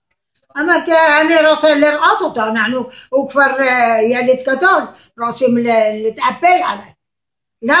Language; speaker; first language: Hebrew; non-native, learner; Arabic